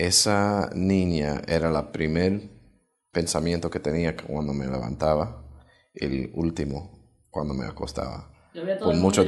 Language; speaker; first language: Spanish; early bilingual, heritage; Spanish